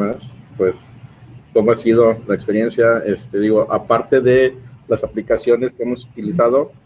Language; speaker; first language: Spanish; native; Spanish